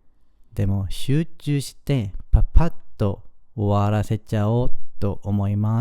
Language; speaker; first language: Japanese; non-native, fluent; Korean